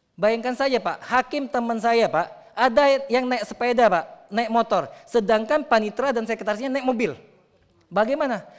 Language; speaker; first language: Indonesian; native; Indonesian